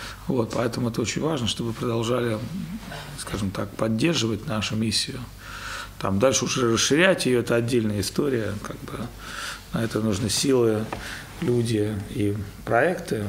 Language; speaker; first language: Russian; native; Russian